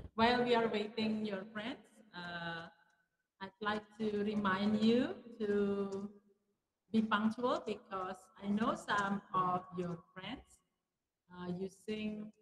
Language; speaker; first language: English; non-native, fluent; Indonesian